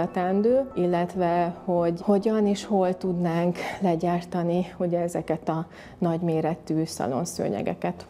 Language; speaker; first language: Hungarian; native; Hungarian